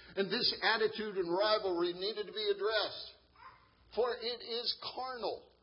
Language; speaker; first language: English; native; English